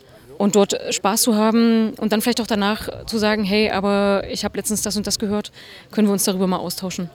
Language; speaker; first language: German; native; German